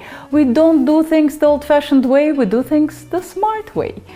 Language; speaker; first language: English; early bilingual, other home language; Russian